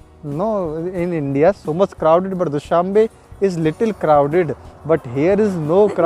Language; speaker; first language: English; non-native, local second language; Hindi